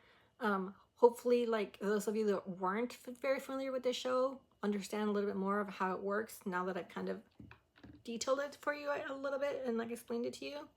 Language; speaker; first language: English; early bilingual, other home language; Spanish